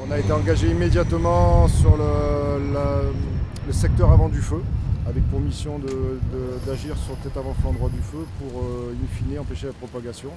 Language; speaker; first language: French; native; French